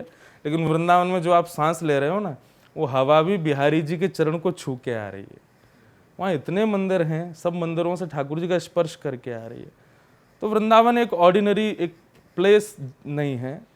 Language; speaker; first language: Hindi; native; Hindi